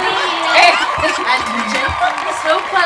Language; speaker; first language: English; non-native, learner; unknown